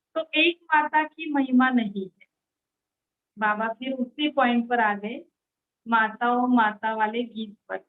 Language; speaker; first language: Hindi; non-native, local second language; Marathi